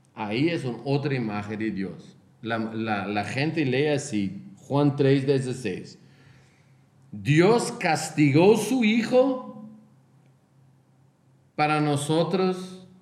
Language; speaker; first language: Spanish; non-native, fluent; Portuguese